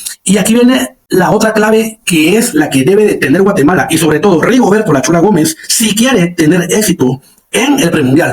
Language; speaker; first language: Spanish; native; Spanish